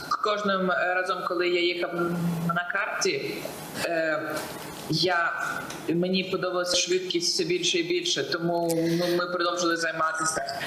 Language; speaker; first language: Ukrainian; non-native, local second language; Russian